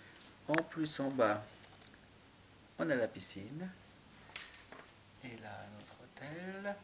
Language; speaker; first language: French; native; French